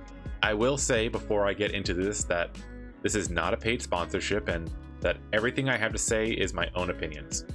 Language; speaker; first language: English; native; English